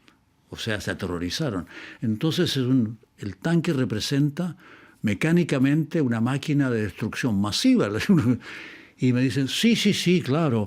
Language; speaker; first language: Spanish; native; Spanish